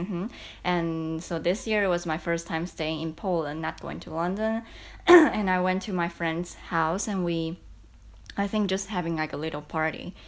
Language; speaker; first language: English; non-native, fluent; Chinese